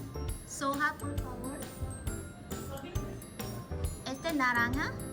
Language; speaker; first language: Spanish; non-native, learner; Korean